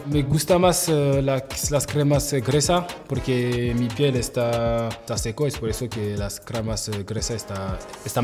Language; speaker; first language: Spanish; non-native, learner; French